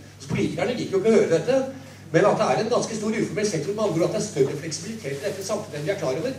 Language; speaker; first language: Norwegian; native; Norwegian